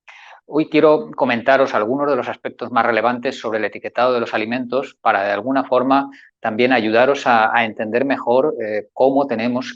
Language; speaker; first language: Spanish; native; Spanish